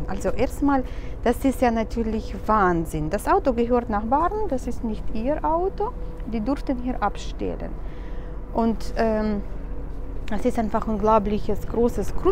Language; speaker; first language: German; non-native, fluent; Russian